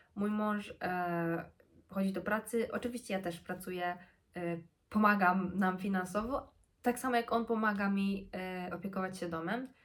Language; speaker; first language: Polish; early bilingual, heritage; Polish